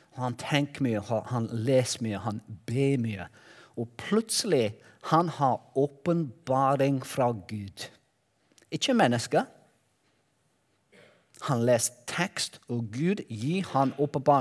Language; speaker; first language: Norwegian; non-native, learner; Welsh